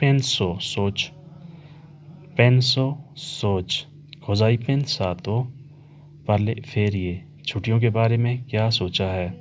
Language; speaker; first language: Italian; non-native, learner; Urdu